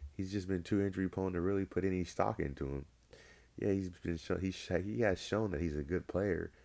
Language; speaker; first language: English; native; English